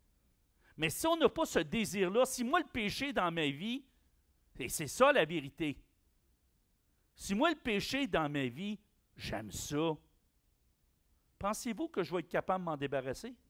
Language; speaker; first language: French; native; French